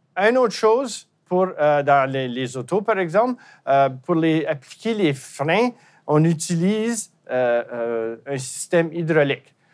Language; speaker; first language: French; native; French